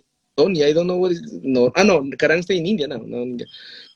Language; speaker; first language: English; non-native, learner; Spanish